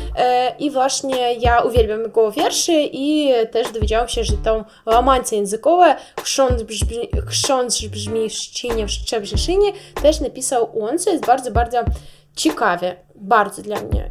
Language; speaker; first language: Polish; non-native, learner; Russian